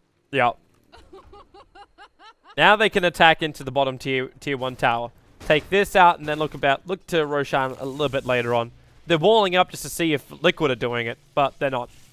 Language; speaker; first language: English; native; English